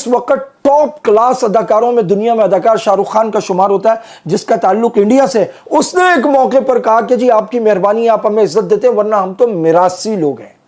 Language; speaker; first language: Urdu; native; Urdu